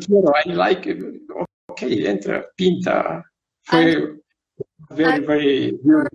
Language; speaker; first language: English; non-native, learner; Spanish